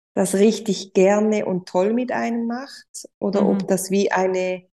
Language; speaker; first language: German; non-native, fluent; Spanish